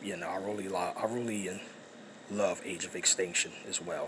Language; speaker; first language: English; native; English